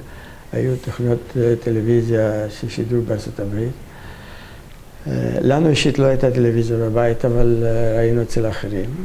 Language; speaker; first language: Hebrew; non-native, fluent; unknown